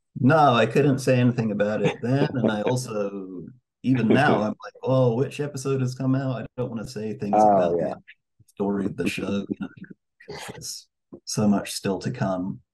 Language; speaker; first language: English; native; English